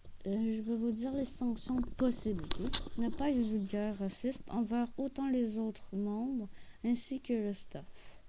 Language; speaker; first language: French; native; French